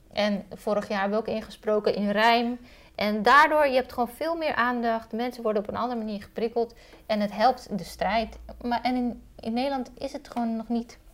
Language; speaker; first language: Dutch; early bilingual, other home language; Romanian